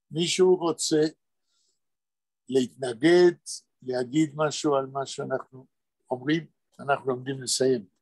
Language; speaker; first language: Hebrew; non-native, fluent; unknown